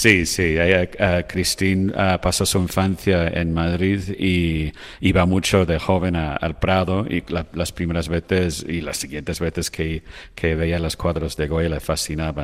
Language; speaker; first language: Spanish; non-native, fluent; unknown